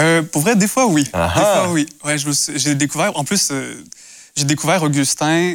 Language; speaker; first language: French; native; French